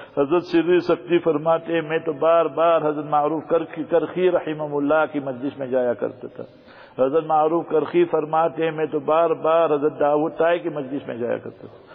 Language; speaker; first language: Urdu; early bilingual, heritage; Urdu